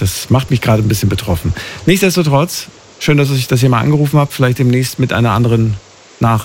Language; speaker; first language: German; native; German